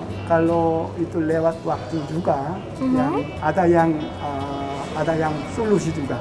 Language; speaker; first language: Indonesian; non-native, learner; Korean